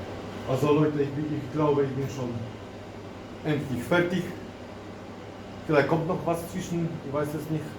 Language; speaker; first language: German; non-native, local second language; Polish